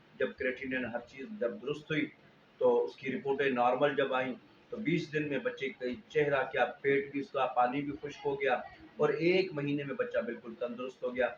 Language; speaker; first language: Urdu; non-native, local second language; Sindhi